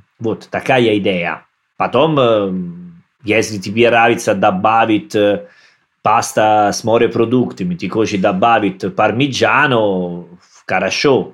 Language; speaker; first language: Russian; non-native, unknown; Italian